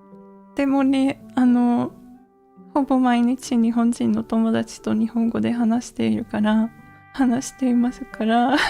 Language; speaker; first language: Japanese; non-native, learner; English